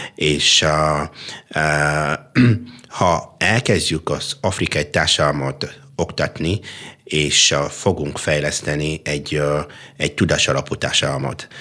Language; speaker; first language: Hungarian; non-native, fluent; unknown